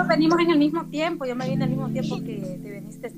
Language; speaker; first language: Spanish; native; Spanish